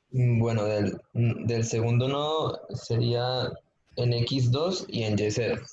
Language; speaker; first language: Spanish; native; Spanish